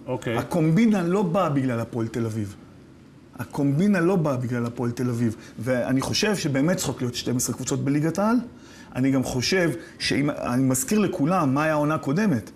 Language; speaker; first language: Hebrew; native; Hebrew